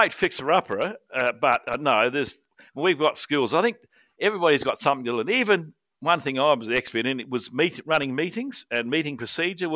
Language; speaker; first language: English; native; English